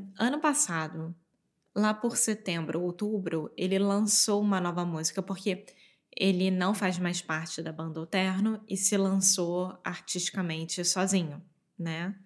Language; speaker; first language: Portuguese; native; Portuguese